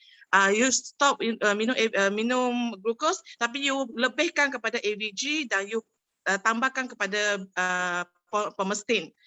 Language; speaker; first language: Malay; non-native, local second language; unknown